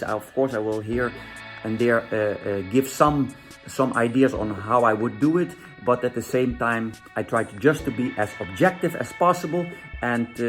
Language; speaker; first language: English; non-native, fluent; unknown